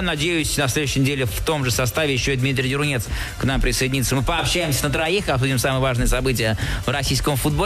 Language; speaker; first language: Russian; native; Russian